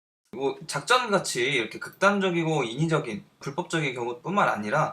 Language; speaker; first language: Korean; native; Korean